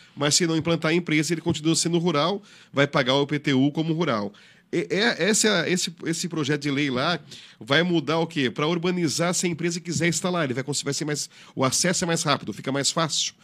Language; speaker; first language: Portuguese; native; Portuguese